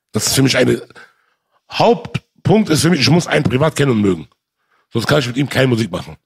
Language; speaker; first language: German; early bilingual, other home language; Arabic